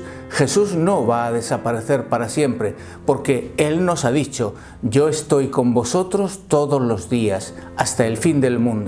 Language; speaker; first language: Spanish; native; Spanish